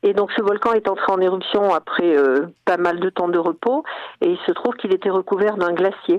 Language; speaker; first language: French; native; French